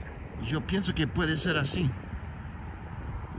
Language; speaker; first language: Spanish; non-native, fluent; English